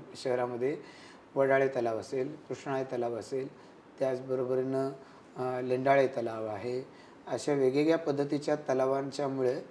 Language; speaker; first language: Marathi; native; Marathi